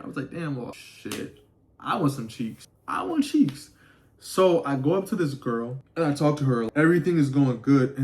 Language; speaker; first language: English; native; English